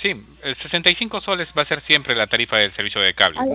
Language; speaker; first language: Spanish; native; Spanish